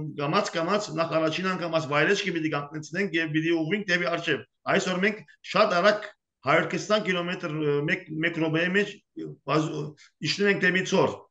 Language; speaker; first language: Armenian; early bilingual, heritage; Armenian